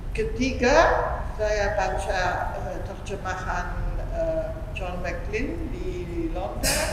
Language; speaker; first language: Indonesian; non-native, fluent; German